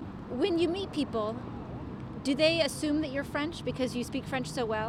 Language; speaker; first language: English; native; English